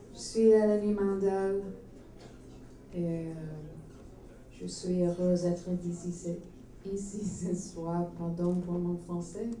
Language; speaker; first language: French; non-native, learner; English